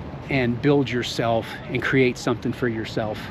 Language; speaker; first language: English; native; English